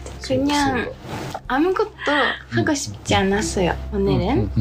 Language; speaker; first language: Korean; non-native, learner; Japanese